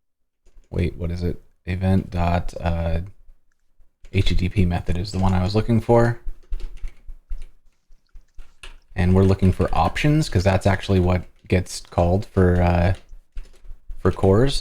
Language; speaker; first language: English; native; English